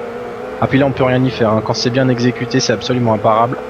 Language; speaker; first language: French; native; French